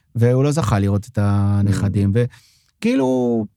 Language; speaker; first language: Hebrew; non-native, local second language; French